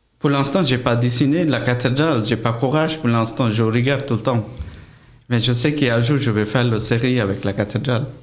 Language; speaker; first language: French; non-native, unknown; Bangla